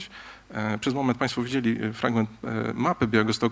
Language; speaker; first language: Polish; native; Polish